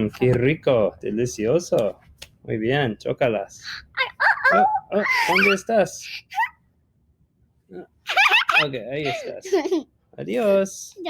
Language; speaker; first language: Spanish; non-native, fluent; English